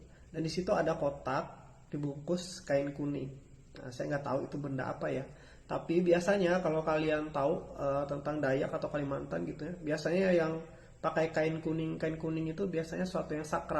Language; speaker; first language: Indonesian; native; Indonesian